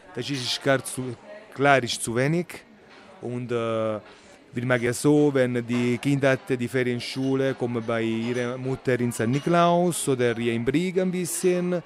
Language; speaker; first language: German; non-native, learner; Italian